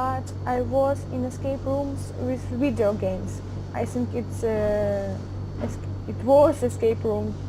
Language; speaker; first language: English; non-native, learner; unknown